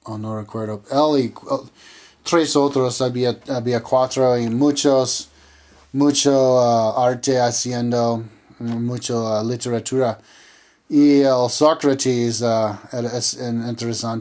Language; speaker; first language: Spanish; non-native, learner; English